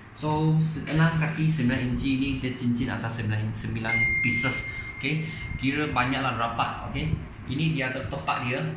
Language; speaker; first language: Malay; non-native, local second language; Chinese